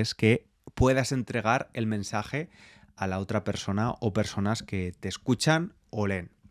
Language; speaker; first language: Spanish; native; Spanish